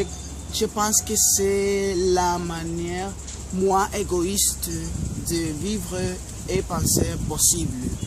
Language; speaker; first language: French; non-native, learner; Spanish